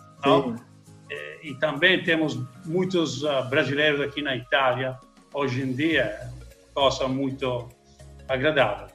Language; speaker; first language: Portuguese; non-native, learner; Italian